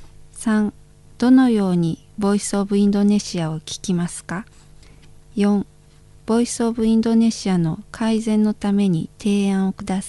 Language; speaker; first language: Japanese; non-native, fluent; Indonesian